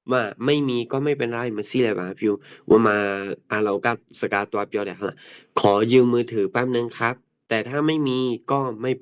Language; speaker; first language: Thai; non-native, fluent; Burmese